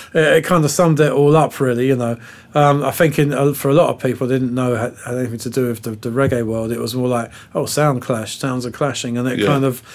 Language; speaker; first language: English; native; English